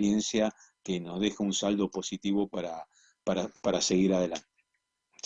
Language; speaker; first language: Spanish; native; Spanish